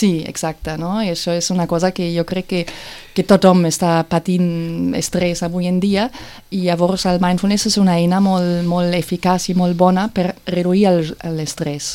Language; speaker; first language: Catalan; non-native, fluent; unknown